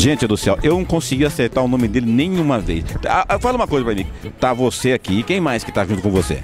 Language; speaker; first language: Portuguese; native; Portuguese